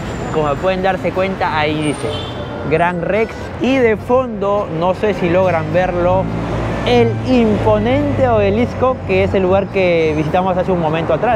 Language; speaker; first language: Spanish; native; Spanish